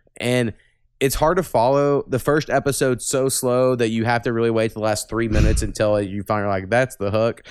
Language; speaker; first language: English; native; English